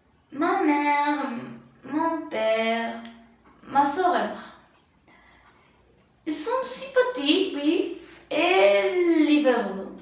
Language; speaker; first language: French; non-native, learner; Spanish